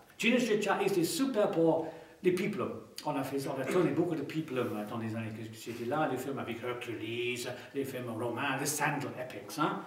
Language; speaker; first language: French; non-native, fluent; English